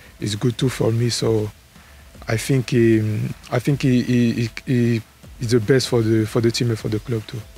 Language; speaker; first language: English; non-native, learner; French